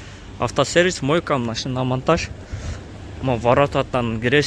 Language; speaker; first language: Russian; non-native, local second language; Kyrgyz